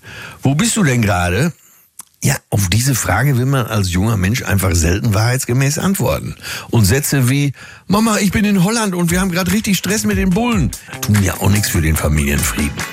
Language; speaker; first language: German; native; German